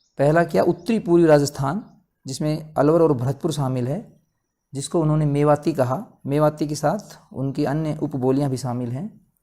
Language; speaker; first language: Hindi; native; Hindi